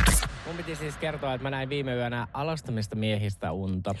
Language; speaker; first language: Finnish; native; Finnish